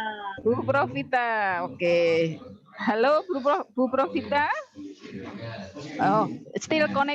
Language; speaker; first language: English; non-native, fluent; Indonesian